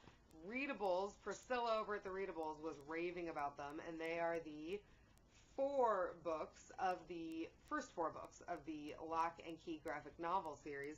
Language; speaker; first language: English; native; English